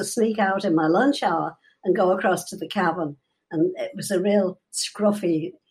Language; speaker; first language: English; native; English